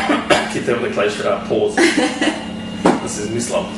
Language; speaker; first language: Macedonian; early bilingual, heritage; Macedonian